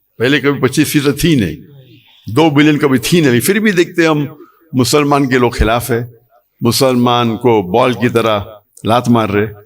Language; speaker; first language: Urdu; non-native, local second language; Konkani